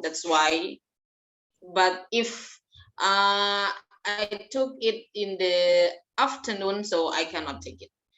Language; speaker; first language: English; non-native, fluent; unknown